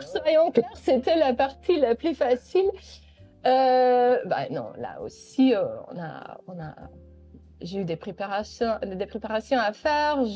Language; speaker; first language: French; non-native, local second language; Dutch